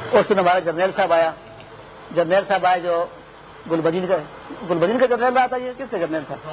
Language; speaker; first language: Urdu; non-native, local second language; Pashto